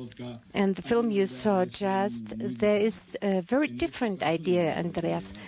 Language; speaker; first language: English; non-native, fluent; Spanish